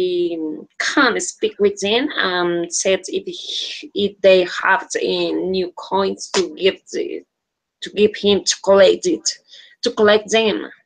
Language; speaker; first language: English; non-native, learner; Spanish